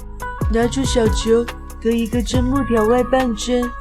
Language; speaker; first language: Chinese; native; Chinese